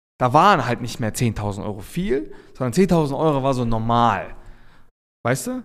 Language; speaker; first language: German; early bilingual, other home language; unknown